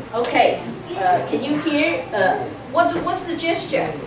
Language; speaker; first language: English; non-native, fluent; Chinese